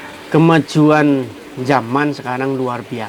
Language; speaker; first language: Indonesian; native; Indonesian